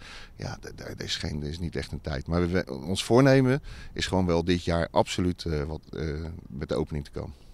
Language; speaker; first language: Dutch; native; Dutch